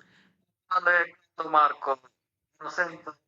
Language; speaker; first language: Italian; non-native, learner; Bangla